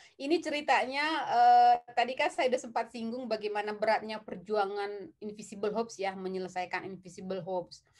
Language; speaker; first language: Indonesian; non-native, local second language; Batak Toba